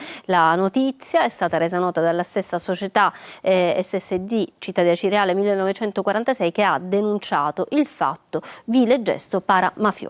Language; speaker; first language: Italian; native; Italian